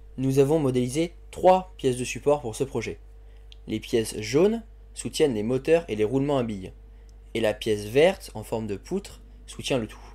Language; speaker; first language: French; native; French